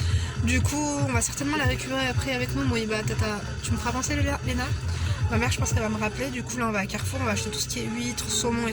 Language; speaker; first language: French; native; French